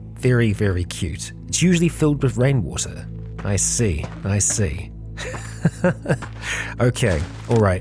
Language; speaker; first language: English; native; English